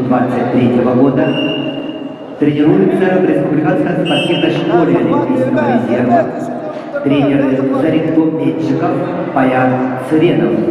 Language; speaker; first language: Russian; native; Russian